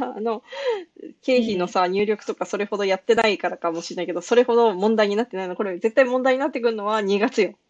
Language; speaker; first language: Japanese; native; Japanese